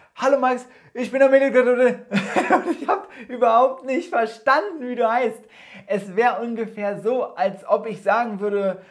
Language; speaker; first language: German; native; German